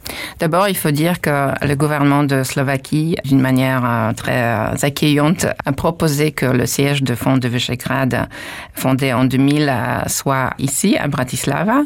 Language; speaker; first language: French; non-native, fluent; Polish